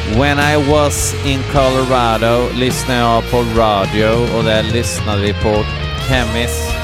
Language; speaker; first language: Swedish; native; Swedish